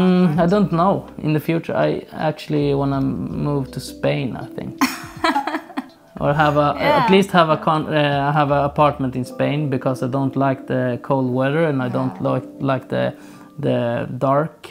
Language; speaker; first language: English; non-native, fluent; Swedish